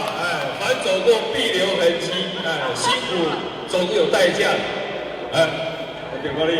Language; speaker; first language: Chinese; native; Chinese